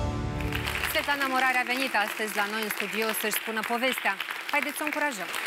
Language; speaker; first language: Romanian; native; Romanian